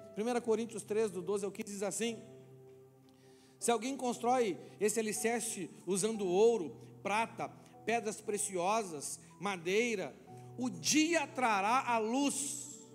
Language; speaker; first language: Portuguese; native; Portuguese